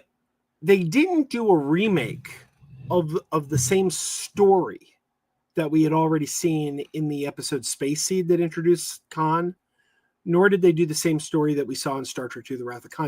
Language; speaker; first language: English; native; English